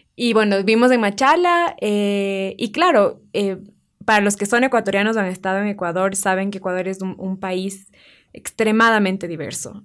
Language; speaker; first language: Spanish; native; Spanish